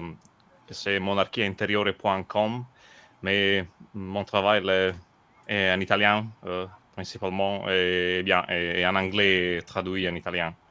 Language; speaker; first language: French; non-native, fluent; Italian